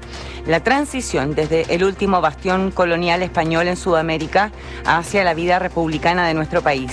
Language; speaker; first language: Spanish; native; Spanish